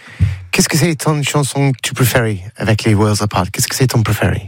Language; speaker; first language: French; non-native, learner; English